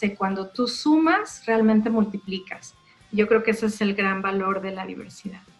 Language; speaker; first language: Spanish; native; Spanish